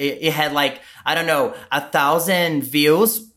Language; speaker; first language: English; non-native, fluent; Portuguese